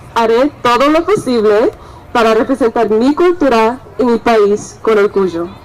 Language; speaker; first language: Spanish; early bilingual, heritage; Spanish